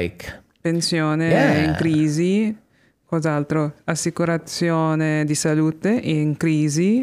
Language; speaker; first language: Italian; non-native, fluent; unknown